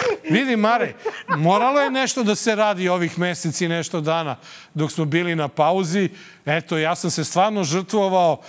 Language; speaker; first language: Serbian; native; Serbian